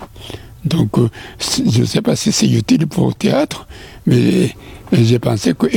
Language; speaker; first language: French; non-native, fluent; Japanese